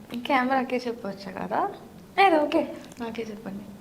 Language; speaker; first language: Telugu; non-native, learner; Tamil